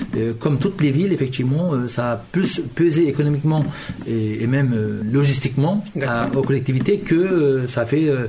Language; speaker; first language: French; early bilingual, other home language; Turkish